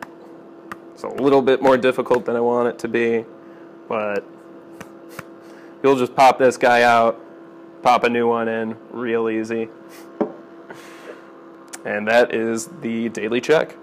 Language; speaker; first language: English; native; English